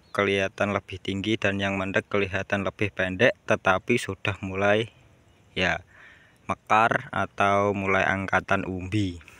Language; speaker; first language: Indonesian; non-native, local second language; Javanese